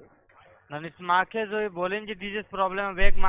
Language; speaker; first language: German; non-native, learner; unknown